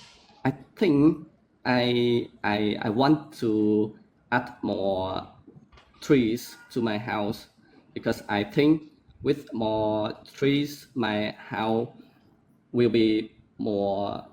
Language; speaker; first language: English; non-native, learner; Vietnamese